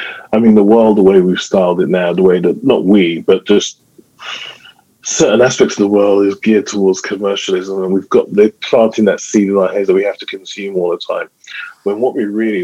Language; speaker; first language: English; native; English